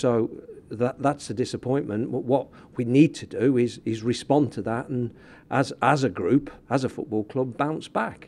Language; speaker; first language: English; native; English